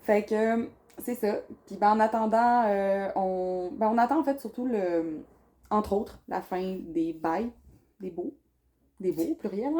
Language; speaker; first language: French; native; French